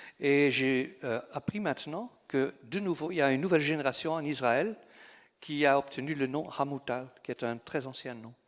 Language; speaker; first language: French; non-native, local second language; Dutch